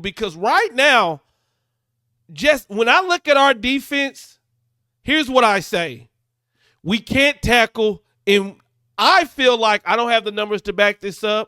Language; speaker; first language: English; native; English